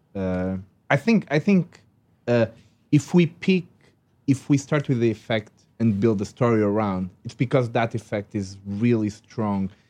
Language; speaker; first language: English; non-native, fluent; Portuguese